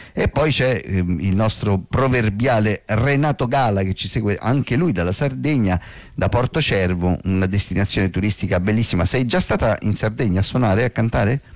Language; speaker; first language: Italian; native; Italian